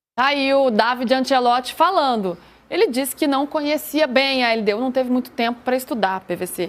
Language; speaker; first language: Portuguese; native; Portuguese